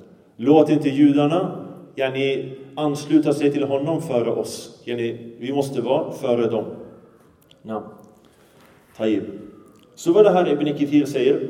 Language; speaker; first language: Swedish; early bilingual, other home language; Arabic